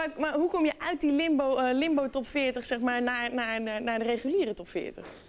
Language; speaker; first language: Dutch; native; Dutch